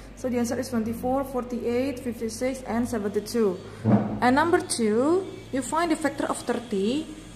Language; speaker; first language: English; non-native, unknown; Indonesian